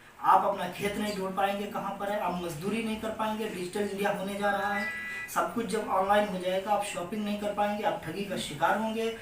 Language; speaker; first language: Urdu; native; Urdu